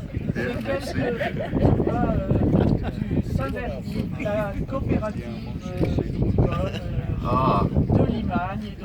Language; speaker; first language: French; native; French